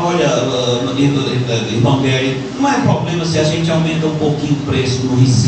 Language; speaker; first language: Portuguese; native; Portuguese